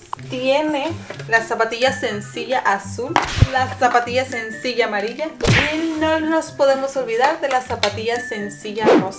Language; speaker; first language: Spanish; native; Spanish